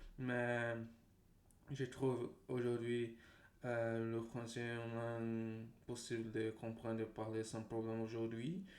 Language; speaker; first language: French; non-native, learner; Portuguese